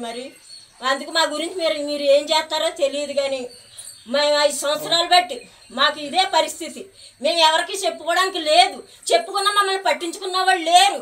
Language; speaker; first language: Telugu; native; Telugu